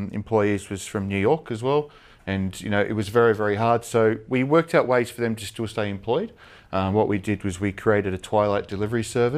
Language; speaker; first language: English; native; English